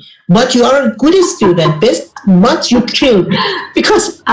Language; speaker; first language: English; non-native, learner; Persian